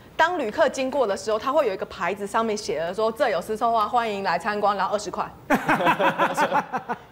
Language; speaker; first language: Chinese; early bilingual, heritage; Spanish